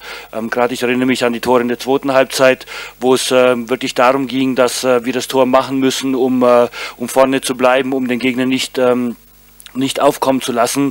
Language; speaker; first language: German; native; German